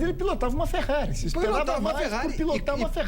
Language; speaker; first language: Portuguese; native; Portuguese